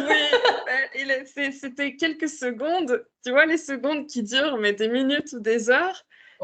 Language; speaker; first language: French; native; French